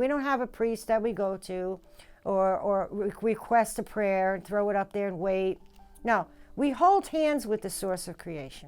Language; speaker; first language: English; native; English